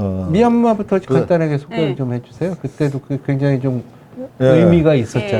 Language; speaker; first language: Korean; native; Korean